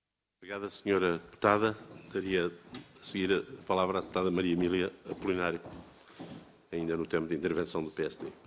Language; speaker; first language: Portuguese; native; Portuguese